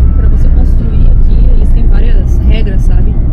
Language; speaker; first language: Portuguese; native; Portuguese